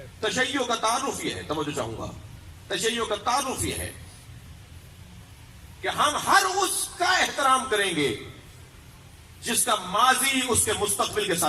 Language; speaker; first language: Urdu; native; Urdu